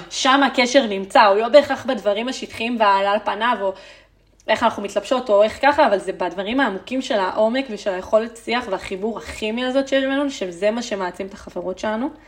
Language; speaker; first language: Hebrew; early bilingual, other home language; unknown